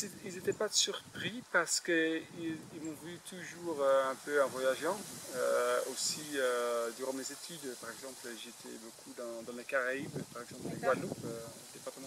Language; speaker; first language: French; non-native, fluent; Dutch